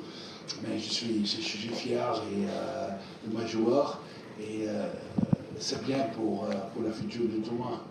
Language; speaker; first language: French; non-native, fluent; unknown